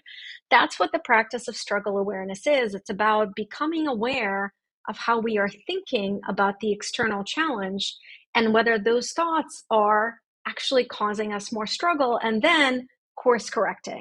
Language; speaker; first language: English; early bilingual, other home language; Russian